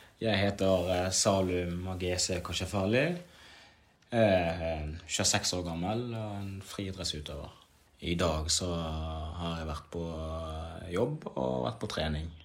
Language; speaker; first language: Norwegian; early bilingual, other home language; Swahili